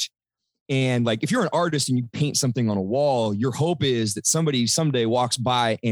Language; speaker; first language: English; native; English